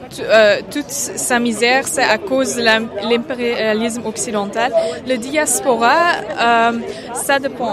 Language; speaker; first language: French; non-native, fluent; Persian